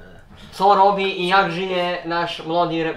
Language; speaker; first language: Polish; non-native, learner; Serbian